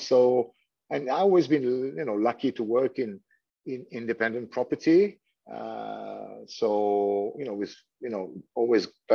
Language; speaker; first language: English; non-native, fluent; French